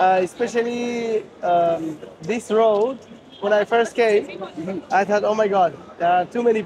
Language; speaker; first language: English; non-native, local second language; Bangla